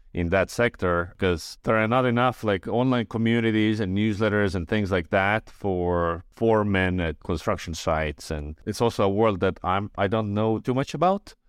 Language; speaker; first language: English; non-native, fluent; Estonian